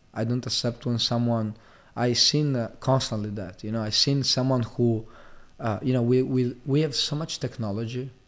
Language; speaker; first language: English; non-native, fluent; Italian